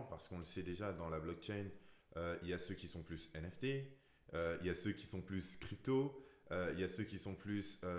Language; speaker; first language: French; native; French